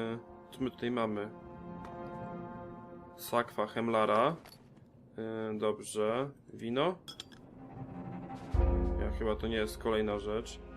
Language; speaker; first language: Polish; native; Polish